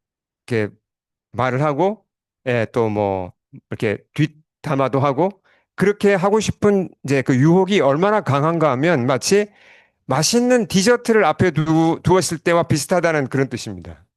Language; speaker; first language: Korean; native; Korean